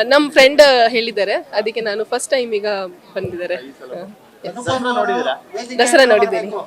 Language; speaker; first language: Kannada; non-native, learner; Hindi